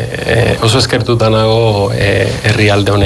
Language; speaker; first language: Basque; non-native, fluent; Spanish